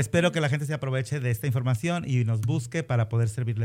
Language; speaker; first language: Spanish; native; Spanish